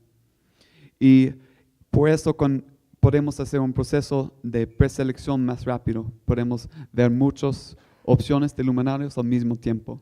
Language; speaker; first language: Spanish; non-native, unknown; English